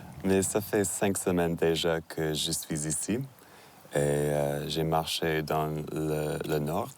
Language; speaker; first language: French; non-native, local second language; English